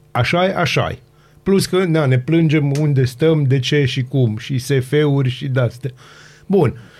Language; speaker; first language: Romanian; native; Romanian